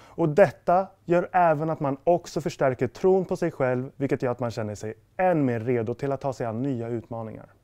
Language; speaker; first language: Swedish; native; Swedish